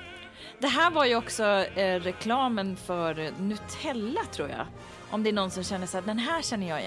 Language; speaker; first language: Swedish; native; Swedish